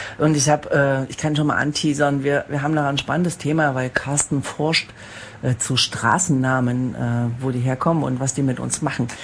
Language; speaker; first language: German; native; German